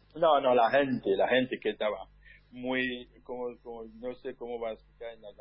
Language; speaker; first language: Spanish; non-native, learner; French